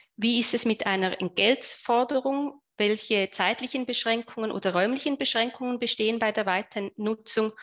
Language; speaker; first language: German; native; German